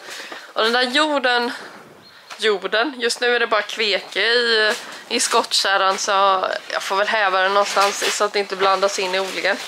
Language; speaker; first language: Swedish; native; Swedish